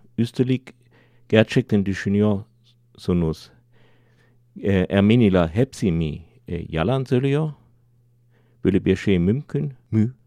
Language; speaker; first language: Turkish; non-native, learner; German